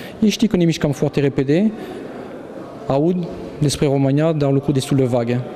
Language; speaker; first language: Romanian; non-native, fluent; French